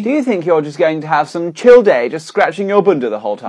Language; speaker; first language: English; native; English